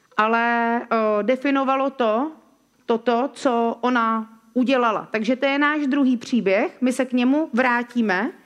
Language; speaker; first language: Czech; native; Czech